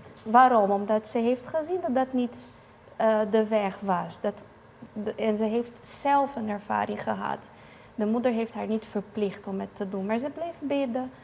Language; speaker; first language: Dutch; non-native, fluent; Portuguese